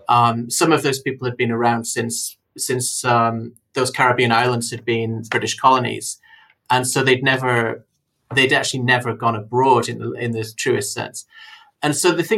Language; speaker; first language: English; native; English